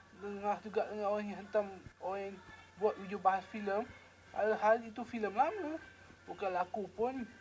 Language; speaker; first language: Malay; native; Malay